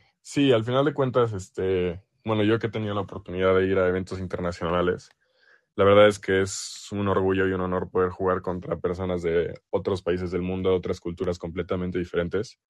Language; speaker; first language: Spanish; native; Spanish